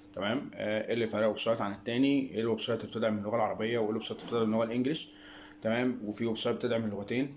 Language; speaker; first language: Arabic; native; Arabic